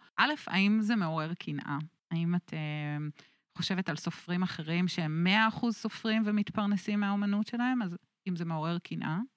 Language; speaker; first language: Hebrew; native; Hebrew